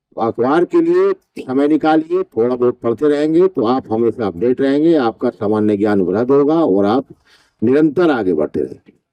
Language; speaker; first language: Hindi; native; Hindi